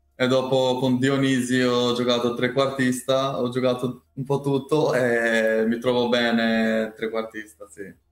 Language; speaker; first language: Italian; non-native, learner; Albanian